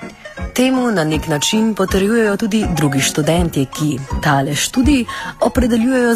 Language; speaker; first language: Slovenian; native; Slovenian